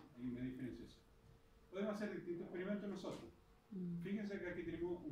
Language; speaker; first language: Spanish; native; Spanish